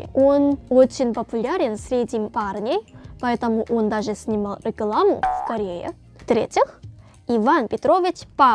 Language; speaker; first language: Russian; non-native, fluent; Korean